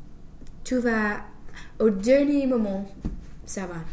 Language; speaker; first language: French; non-native, fluent; English